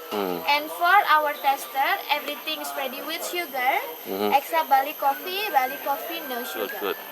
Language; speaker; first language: English; non-native, learner; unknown